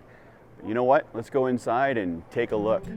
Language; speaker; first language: English; native; English